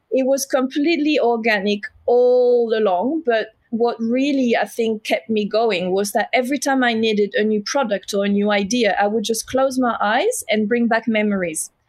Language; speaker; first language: English; non-native, fluent; French